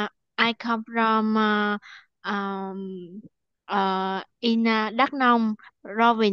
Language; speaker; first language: English; non-native, learner; Vietnamese